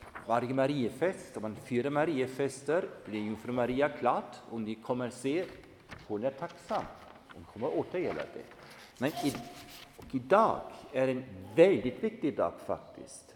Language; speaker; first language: Swedish; non-native, fluent; German